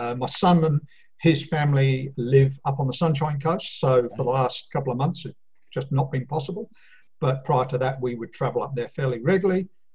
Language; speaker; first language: English; native; English